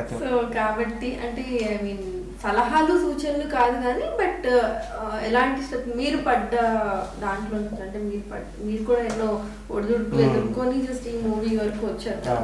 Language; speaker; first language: Telugu; native; Telugu